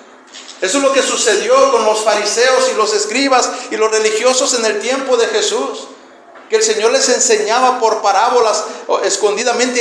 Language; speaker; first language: Spanish; native; Spanish